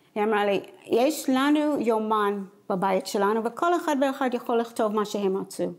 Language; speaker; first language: Hebrew; non-native, fluent; English